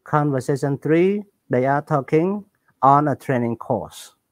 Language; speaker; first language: English; non-native, learner; Khmer